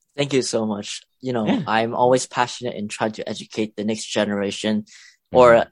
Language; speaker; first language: English; non-native, local second language; Cantonese